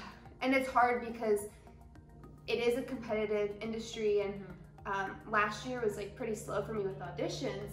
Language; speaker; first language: English; native; English